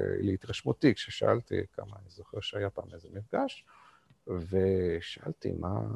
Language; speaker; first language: Hebrew; non-native, fluent; Russian